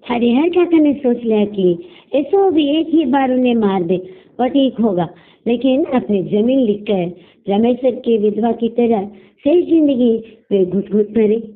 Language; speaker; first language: Hindi; non-native, local second language; Telugu